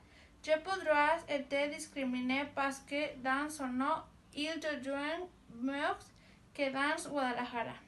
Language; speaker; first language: French; non-native, learner; Spanish